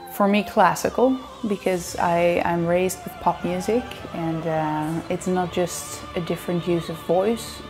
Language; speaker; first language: English; non-native, fluent; Dutch